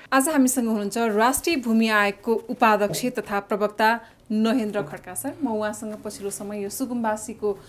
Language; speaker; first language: Nepali; native; Nepali